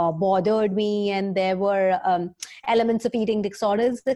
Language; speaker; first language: English; non-native, local second language; Hindi